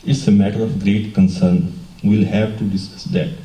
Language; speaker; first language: English; non-native, local second language; Punjabi